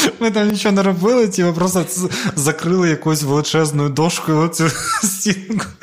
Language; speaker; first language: Ukrainian; non-native, local second language; Russian